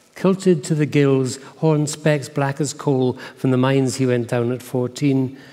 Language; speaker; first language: English; native; English